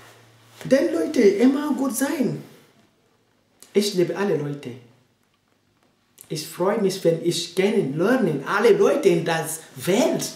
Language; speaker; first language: German; non-native, learner; French